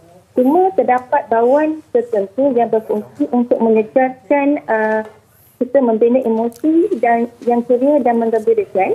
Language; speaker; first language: Malay; native; Malay